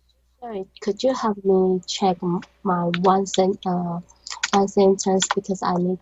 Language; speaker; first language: English; non-native, learner; Chinese